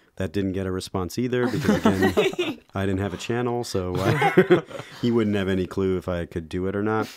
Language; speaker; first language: English; native; English